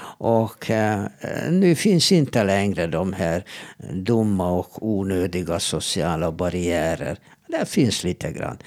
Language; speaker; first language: Swedish; non-native, fluent; Hebrew